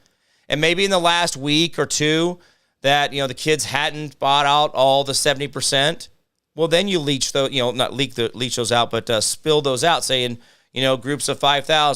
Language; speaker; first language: English; native; English